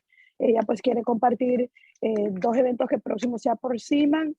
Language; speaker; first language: Spanish; native; Spanish